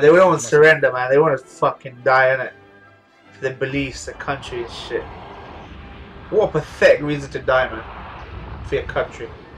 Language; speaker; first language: English; native; English